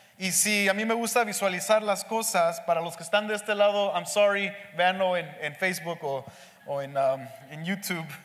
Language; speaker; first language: Spanish; early bilingual, heritage; Spanish